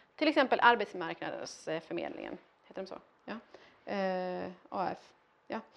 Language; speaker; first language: Swedish; early bilingual, other home language; Arabic